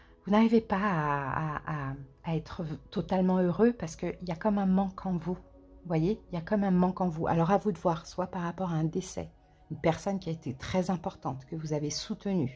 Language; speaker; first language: French; native; French